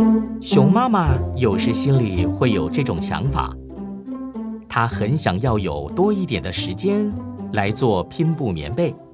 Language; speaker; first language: Chinese; native; Chinese